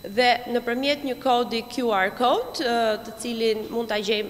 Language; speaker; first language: English; non-native, learner; Ukrainian